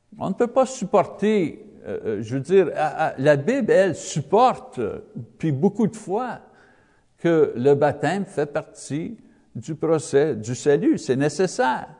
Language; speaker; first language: French; non-native, learner; English